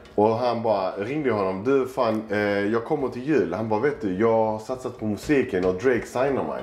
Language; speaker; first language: Swedish; early bilingual, other home language; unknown